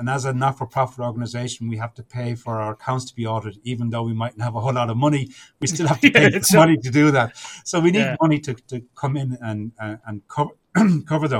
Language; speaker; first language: English; native; English